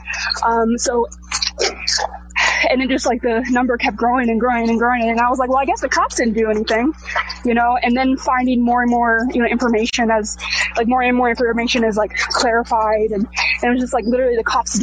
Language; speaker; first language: English; native; English